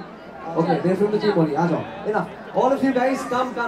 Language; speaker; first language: English; non-native, local second language; Hindi